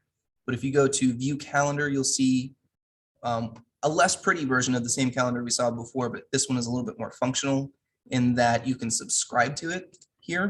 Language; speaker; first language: English; native; English